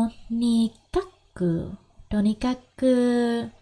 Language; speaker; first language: Japanese; non-native, learner; English